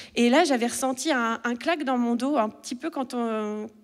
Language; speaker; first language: French; native; French